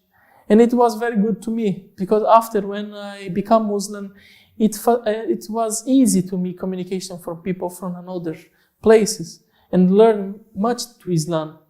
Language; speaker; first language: English; non-native, learner; Portuguese